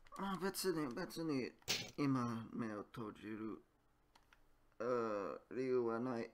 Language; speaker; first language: Japanese; non-native, learner; English